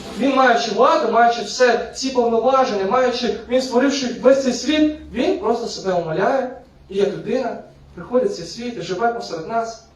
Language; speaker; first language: Ukrainian; non-native, local second language; Russian